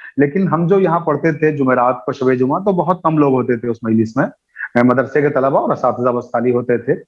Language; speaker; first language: Urdu; native; Urdu